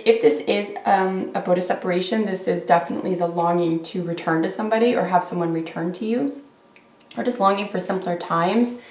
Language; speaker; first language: English; native; English